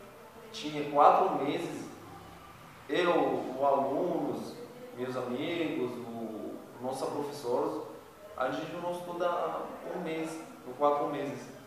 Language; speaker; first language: Portuguese; non-native, learner; Arabic